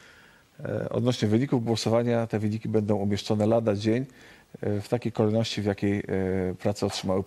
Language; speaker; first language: Polish; native; Polish